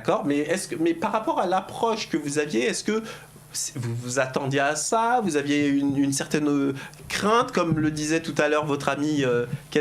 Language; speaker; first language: French; native; French